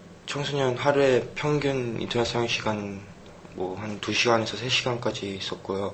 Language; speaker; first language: Korean; early bilingual, heritage; Korean